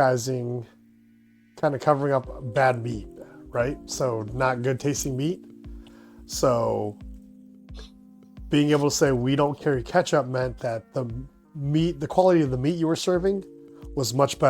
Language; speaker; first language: English; native; English